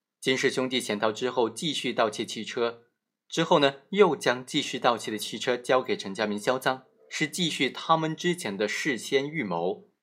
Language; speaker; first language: Chinese; native; Chinese